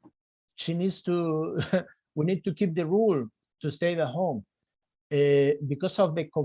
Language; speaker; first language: English; non-native, fluent; Spanish